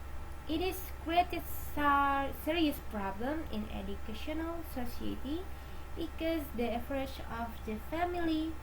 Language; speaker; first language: English; non-native, learner; Indonesian